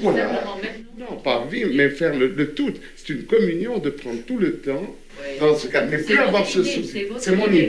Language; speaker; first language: French; native; French